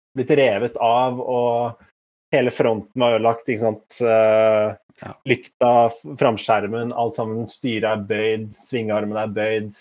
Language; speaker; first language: Norwegian; native; Norwegian